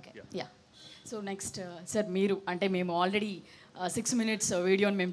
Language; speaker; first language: Telugu; native; Telugu